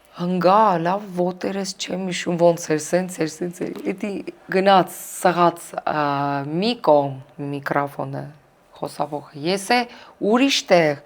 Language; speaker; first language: Armenian; early bilingual, heritage; Armenian